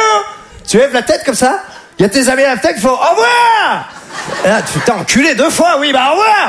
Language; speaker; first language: French; native; French